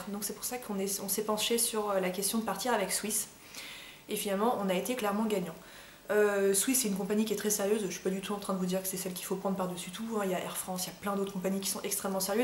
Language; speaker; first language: French; native; French